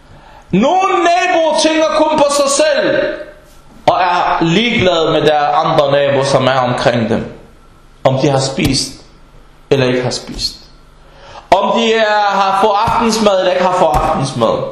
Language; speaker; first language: Danish; early bilingual, other home language; Arabic